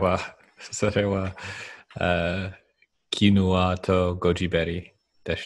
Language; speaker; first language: Japanese; non-native, learner; English